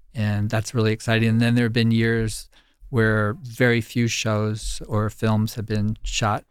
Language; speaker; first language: English; native; English